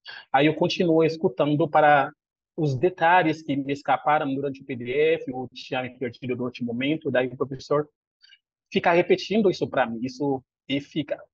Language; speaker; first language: Portuguese; non-native, fluent; Haitian Creole